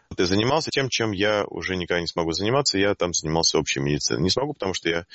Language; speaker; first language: Russian; native; Russian